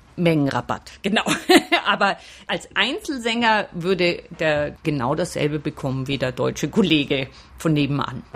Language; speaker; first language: German; native; German